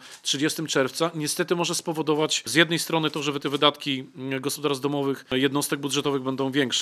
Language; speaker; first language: Polish; native; Polish